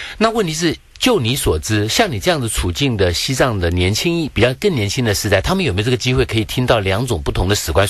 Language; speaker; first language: Chinese; native; Chinese